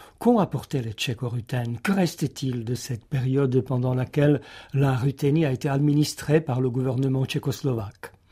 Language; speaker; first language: French; non-native, fluent; Czech